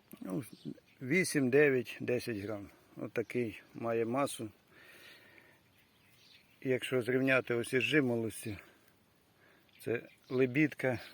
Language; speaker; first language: Ukrainian; native; Ukrainian